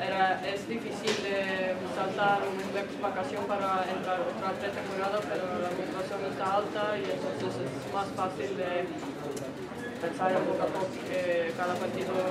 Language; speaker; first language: Spanish; non-native, learner; Norwegian